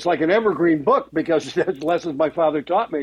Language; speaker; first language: English; native; English